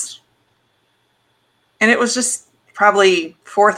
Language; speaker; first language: English; native; English